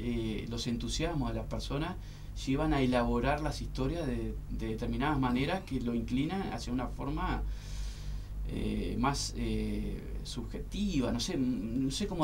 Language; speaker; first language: Spanish; native; Spanish